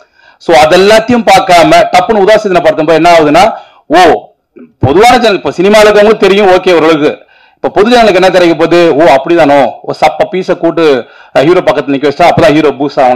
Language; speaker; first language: Tamil; native; Tamil